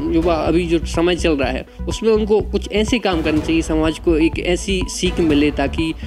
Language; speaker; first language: Hindi; native; Hindi